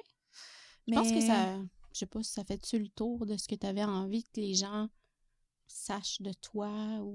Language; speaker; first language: French; native; French